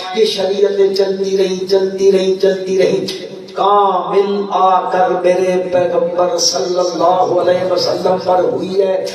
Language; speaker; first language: Urdu; non-native, local second language; Punjabi